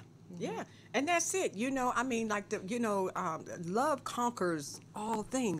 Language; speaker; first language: English; native; English